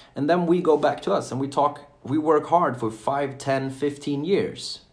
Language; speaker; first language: English; non-native, fluent; Swedish